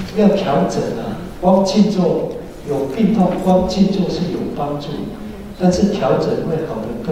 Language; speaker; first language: Chinese; native; Chinese